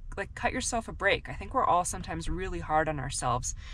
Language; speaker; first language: English; native; English